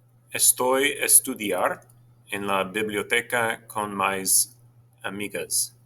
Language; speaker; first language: Spanish; non-native, fluent; English